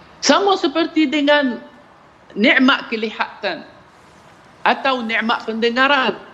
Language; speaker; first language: Malay; non-native, fluent; Arabic